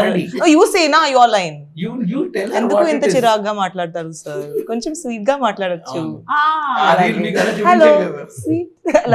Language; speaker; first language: Telugu; non-native, learner; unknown